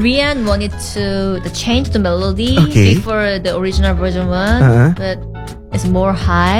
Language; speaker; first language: English; non-native, learner; Korean